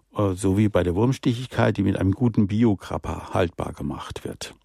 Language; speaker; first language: German; native; German